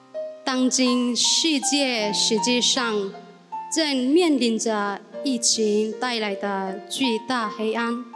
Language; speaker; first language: Chinese; native; Chinese